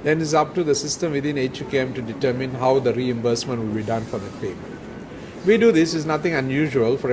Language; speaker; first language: English; non-native, local second language; Malay